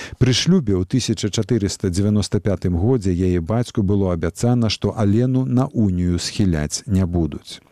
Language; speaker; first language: Belarusian; native; Belarusian